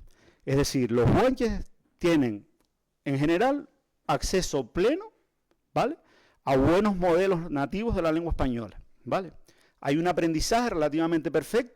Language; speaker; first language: Spanish; native; Spanish